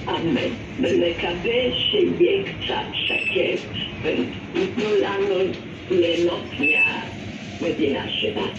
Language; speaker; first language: Hebrew; non-native, fluent; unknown